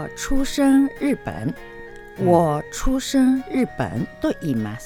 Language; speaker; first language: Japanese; non-native, fluent; Chinese